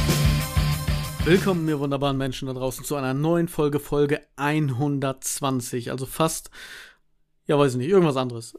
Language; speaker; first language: German; native; German